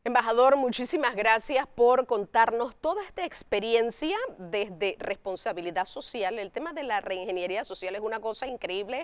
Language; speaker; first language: Spanish; native; Spanish